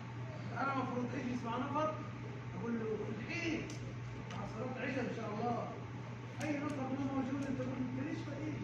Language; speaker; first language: Arabic; non-native, learner; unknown